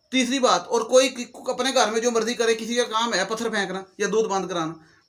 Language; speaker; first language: Urdu; non-native, local second language; Punjabi